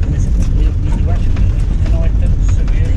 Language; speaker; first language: Portuguese; native; Portuguese